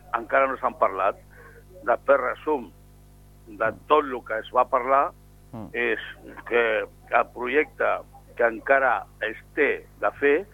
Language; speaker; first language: Catalan; non-native, local second language; Spanish